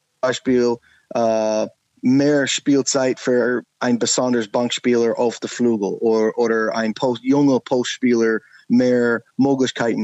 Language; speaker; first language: German; non-native, learner; English